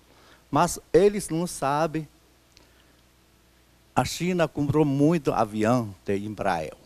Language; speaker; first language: Portuguese; non-native, fluent; Chinese